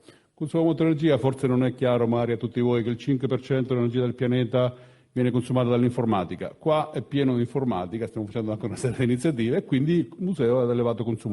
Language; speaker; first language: Italian; native; Italian